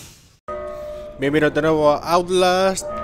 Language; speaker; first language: Spanish; native; Spanish